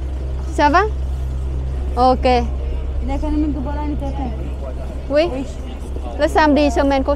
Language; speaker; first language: French; non-native, learner; Vietnamese